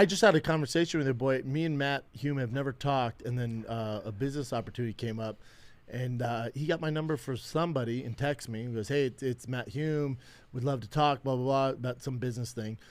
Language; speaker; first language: English; native; English